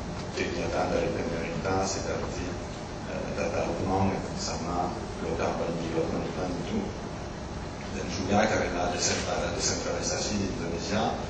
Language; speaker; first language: Indonesian; non-native, learner; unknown